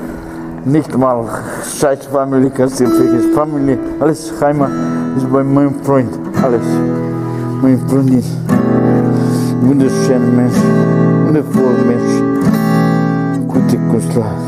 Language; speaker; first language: German; non-native, fluent; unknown